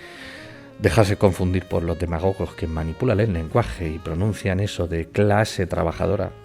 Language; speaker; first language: Spanish; native; Spanish